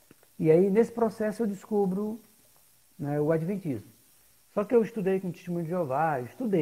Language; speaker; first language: Portuguese; native; Portuguese